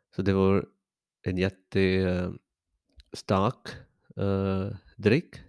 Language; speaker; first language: Swedish; non-native, learner; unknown